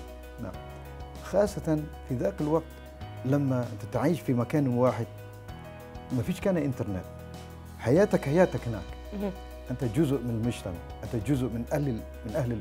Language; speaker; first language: Arabic; non-native, fluent; Malay